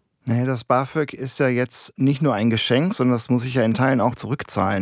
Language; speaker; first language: German; native; German